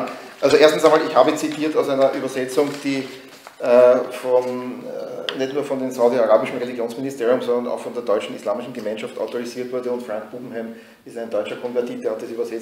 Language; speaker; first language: German; native; German